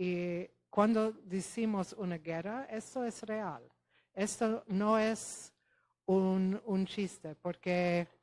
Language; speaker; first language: Spanish; non-native, fluent; Polish